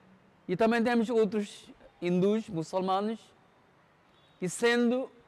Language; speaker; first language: Portuguese; non-native, local second language; Konkani